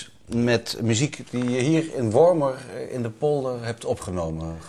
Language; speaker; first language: Dutch; native; Dutch